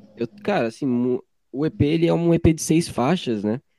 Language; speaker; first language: Portuguese; native; Portuguese